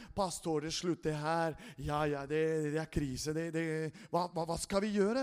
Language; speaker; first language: Norwegian; non-native, fluent; Spanish